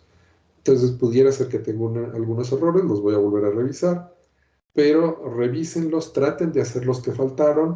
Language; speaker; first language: Spanish; native; Spanish